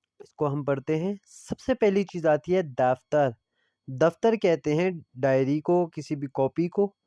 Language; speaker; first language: Urdu; non-native, local second language; Punjabi